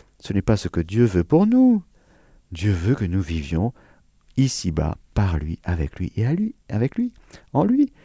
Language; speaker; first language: French; native; French